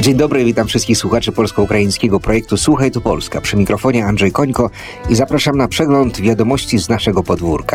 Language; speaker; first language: Polish; non-native, local second language; Ukrainian